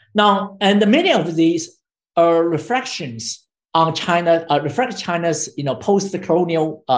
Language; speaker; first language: English; non-native, fluent; Chinese